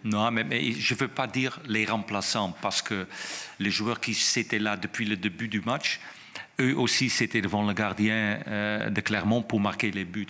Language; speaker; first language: French; non-native, fluent; Dutch